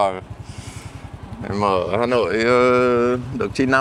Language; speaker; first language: Vietnamese; non-native, fluent; English